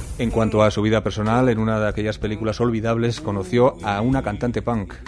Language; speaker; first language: Spanish; native; Spanish